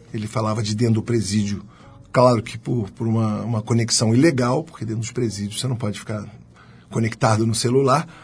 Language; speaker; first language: Portuguese; native; Portuguese